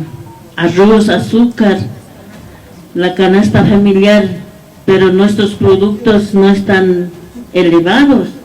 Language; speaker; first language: Spanish; non-native, local second language; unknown